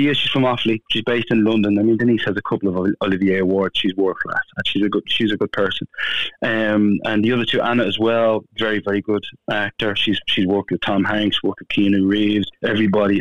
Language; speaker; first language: English; native; English